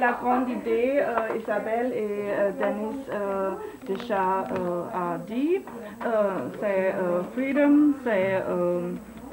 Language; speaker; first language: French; non-native, learner; German